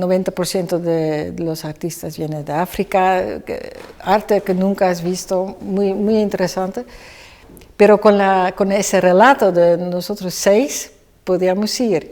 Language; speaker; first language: Spanish; non-native, fluent; Dutch